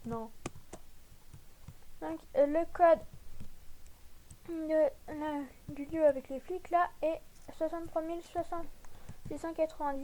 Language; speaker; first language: French; native; French